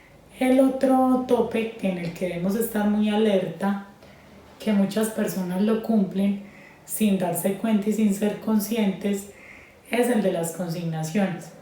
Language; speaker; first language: Spanish; native; Spanish